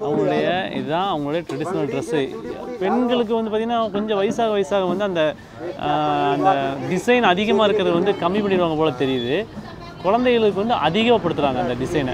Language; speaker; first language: Tamil; native; Tamil